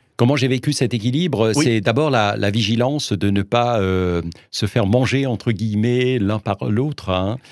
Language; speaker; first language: French; non-native, local second language; Swiss German